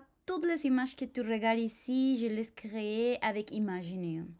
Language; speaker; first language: French; non-native, fluent; Spanish